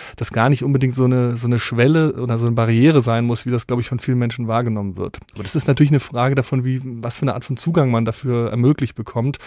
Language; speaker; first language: German; native; German